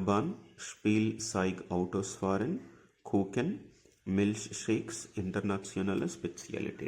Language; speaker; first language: German; non-native, fluent; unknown